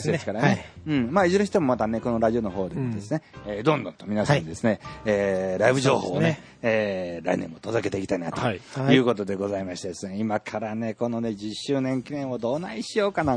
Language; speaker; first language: Japanese; native; Japanese